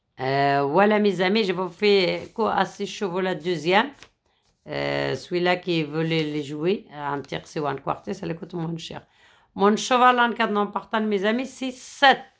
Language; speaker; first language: French; non-native, fluent; Arabic